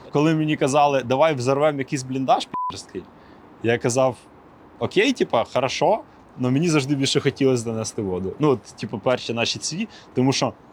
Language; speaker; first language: Ukrainian; non-native, local second language; Russian